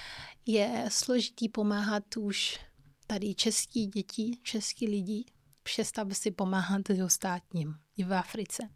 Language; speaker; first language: Czech; non-native, fluent; Kabuverdianu